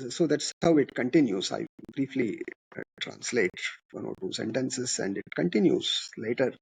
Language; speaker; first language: English; non-native, local second language; Kannada